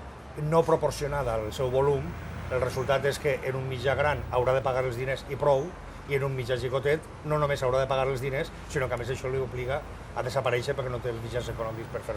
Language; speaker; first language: Catalan; native; Catalan